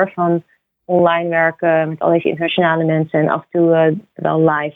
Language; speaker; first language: Dutch; native; Dutch